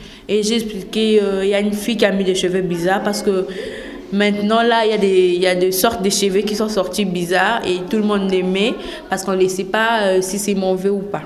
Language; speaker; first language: French; non-native, local second language; Lingala